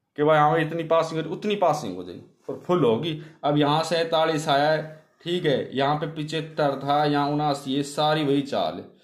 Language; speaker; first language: Hindi; native; Hindi